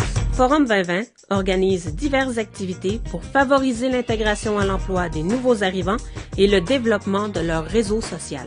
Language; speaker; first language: French; native; French